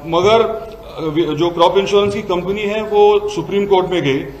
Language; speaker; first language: Hindi; non-native, local second language; Marathi